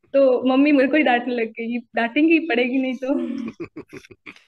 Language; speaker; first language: Hindi; native; Hindi